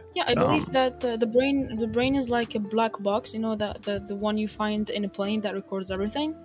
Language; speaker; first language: English; non-native, fluent; Arabic